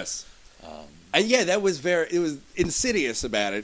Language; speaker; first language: English; native; English